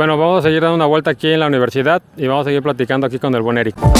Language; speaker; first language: Spanish; native; Spanish